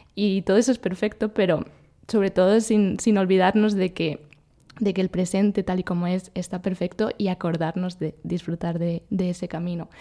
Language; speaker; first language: Spanish; native; Spanish